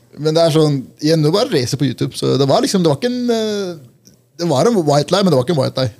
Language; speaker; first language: Norwegian; early bilingual, other home language; Punjabi